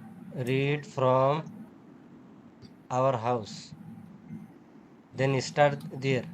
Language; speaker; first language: English; non-native, learner; Urdu